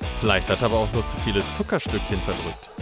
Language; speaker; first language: German; native; German